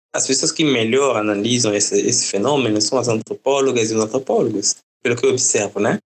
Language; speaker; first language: Portuguese; non-native, fluent; French